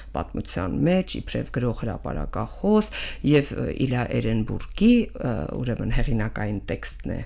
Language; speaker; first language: Armenian; native; Armenian